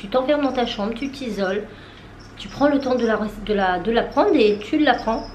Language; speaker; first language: French; native; French